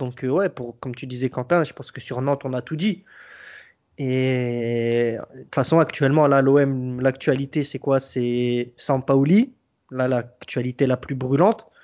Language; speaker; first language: French; native; French